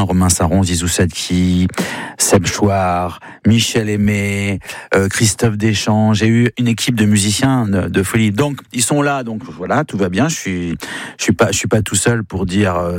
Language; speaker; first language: French; native; French